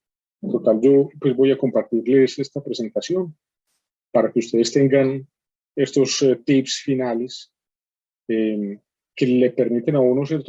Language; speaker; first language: Spanish; native; Spanish